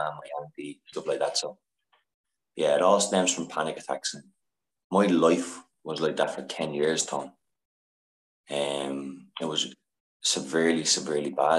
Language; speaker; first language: English; native; English